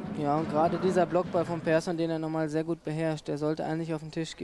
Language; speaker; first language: German; native; German